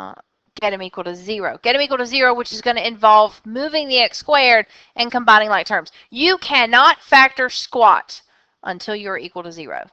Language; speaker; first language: English; native; English